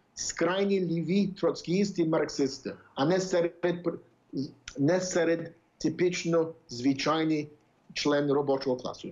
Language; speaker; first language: Ukrainian; early bilingual, heritage; English